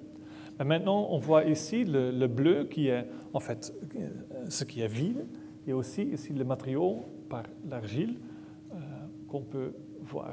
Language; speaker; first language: French; non-native, learner; Dutch